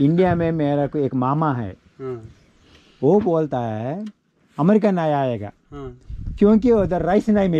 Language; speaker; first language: Hindi; non-native, local second language; Telugu